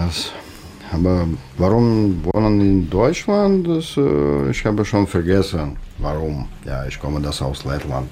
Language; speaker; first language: German; non-native, learner; Russian